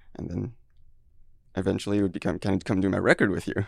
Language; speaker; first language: English; early bilingual, heritage; French